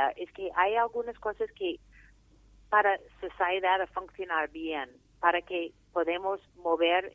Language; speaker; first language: Spanish; non-native, fluent; English